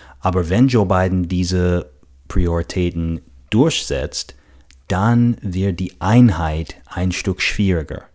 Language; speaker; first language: German; non-native, fluent; English